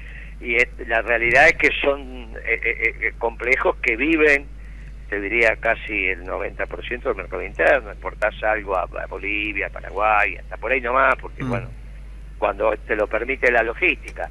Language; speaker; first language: Spanish; native; Spanish